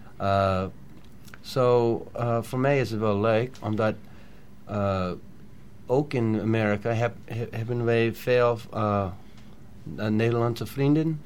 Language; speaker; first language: Dutch; early bilingual, heritage; Dutch